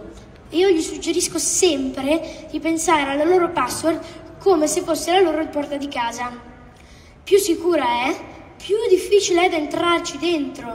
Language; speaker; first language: Italian; early bilingual, heritage; English